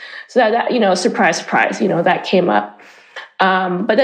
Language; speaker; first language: English; native; English